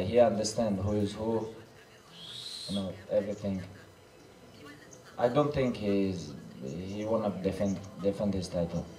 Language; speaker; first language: English; non-native, learner; Russian